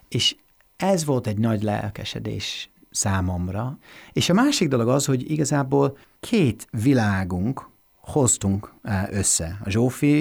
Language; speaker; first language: Hungarian; non-native, fluent; English